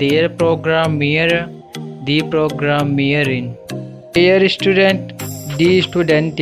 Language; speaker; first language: German; non-native, learner; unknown